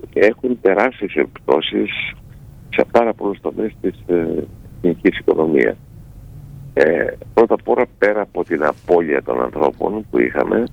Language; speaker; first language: Greek; native; Greek